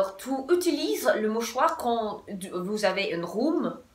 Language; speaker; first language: French; non-native, learner; English